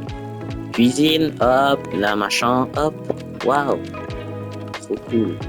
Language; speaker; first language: French; native; French